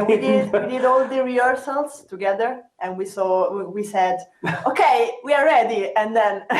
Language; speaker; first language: English; non-native, fluent; Italian